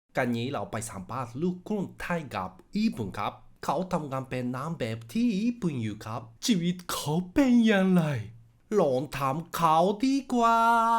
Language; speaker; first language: Thai; non-native, learner; Japanese